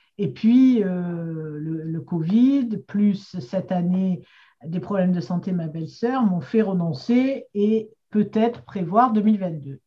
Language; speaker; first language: French; native; French